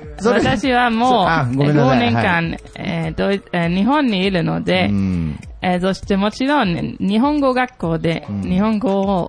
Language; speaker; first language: Japanese; non-native, learner; German